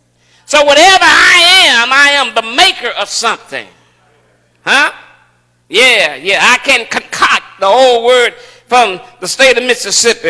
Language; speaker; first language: English; native; English